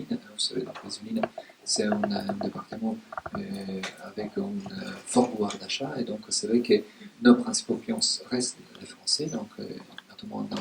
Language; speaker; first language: French; native; French